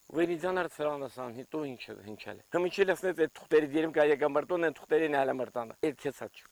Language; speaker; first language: Armenian; native; Armenian